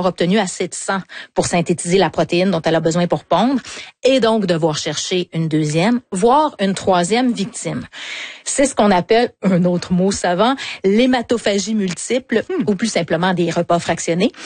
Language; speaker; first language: French; native; French